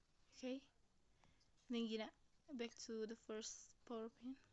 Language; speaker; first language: English; non-native, learner; Indonesian